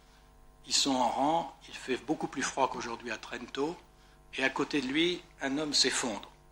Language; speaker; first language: French; native; French